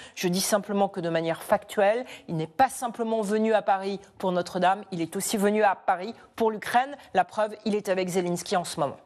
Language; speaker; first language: French; native; French